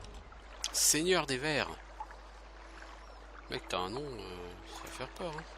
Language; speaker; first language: French; native; French